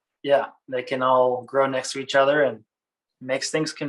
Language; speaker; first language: English; native; English